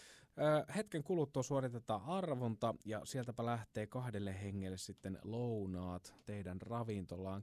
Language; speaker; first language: Finnish; native; Finnish